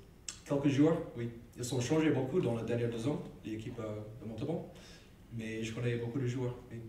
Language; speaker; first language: French; non-native, learner; English